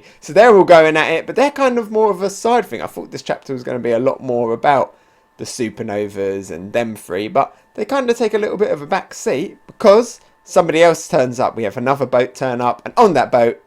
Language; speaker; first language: English; native; English